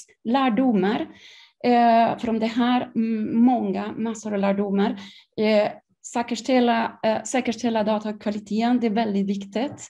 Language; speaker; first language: Swedish; non-native, fluent; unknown